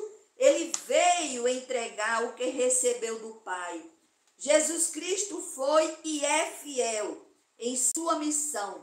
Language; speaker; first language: Portuguese; native; Portuguese